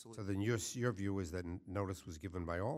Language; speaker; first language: English; native; English